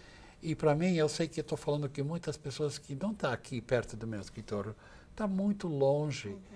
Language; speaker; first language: Portuguese; non-native, fluent; English